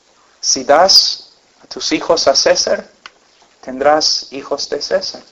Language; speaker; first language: Spanish; non-native, fluent; English